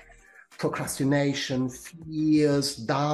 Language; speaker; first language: English; non-native, fluent; German